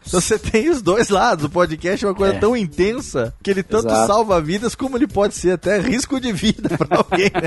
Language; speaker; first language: Portuguese; native; Portuguese